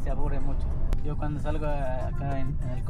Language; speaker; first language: Spanish; non-native, local second language; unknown